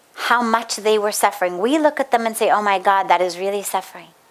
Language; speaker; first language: English; native; English